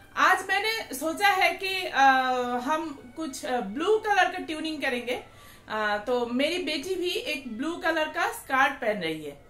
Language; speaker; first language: Hindi; non-native, local second language; Bangla